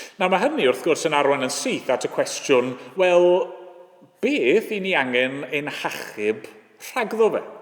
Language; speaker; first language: Welsh; native; Welsh